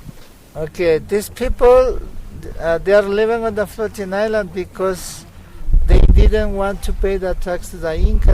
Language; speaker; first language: English; non-native, learner; Spanish